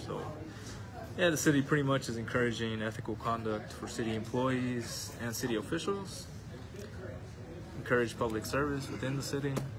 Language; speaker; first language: English; native; English